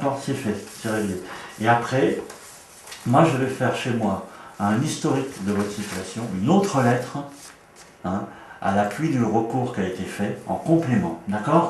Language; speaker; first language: French; native; French